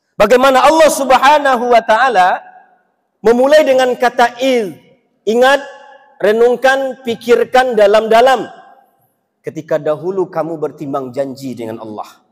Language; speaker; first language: Indonesian; non-native, local second language; Minangkabau